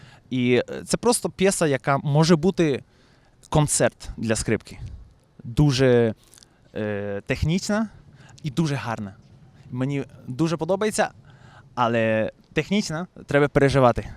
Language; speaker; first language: Ukrainian; early bilingual, heritage; Ukrainian